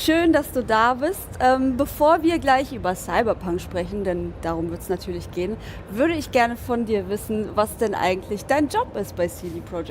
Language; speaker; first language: German; native; German